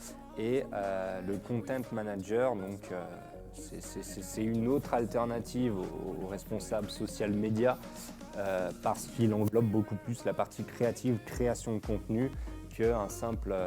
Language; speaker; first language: French; native; French